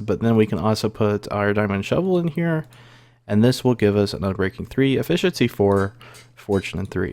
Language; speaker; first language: English; native; English